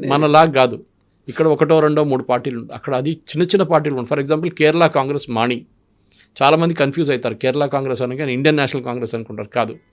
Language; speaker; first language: Telugu; non-native, local second language; Malayalam